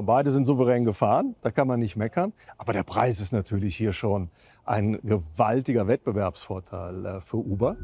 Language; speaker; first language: German; native; German